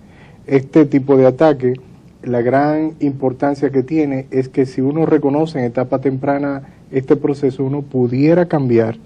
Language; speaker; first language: Spanish; native; Spanish